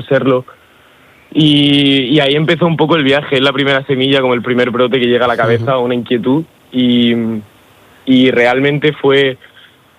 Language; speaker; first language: Spanish; native; Spanish